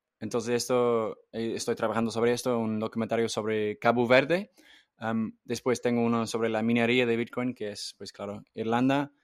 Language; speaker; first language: Spanish; non-native, fluent; English